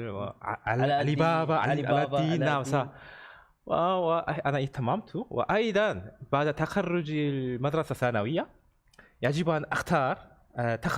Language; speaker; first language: Arabic; non-native, learner; Korean